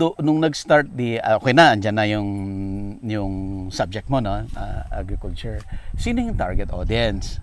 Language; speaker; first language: Filipino; native; Filipino